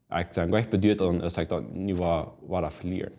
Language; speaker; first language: German; non-native, learner; Plautdietsch